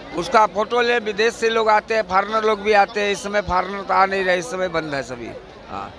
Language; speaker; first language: Hindi; native; Hindi